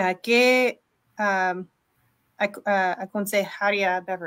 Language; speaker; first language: Spanish; non-native, learner; English